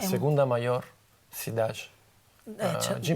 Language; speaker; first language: Portuguese; non-native, fluent; Italian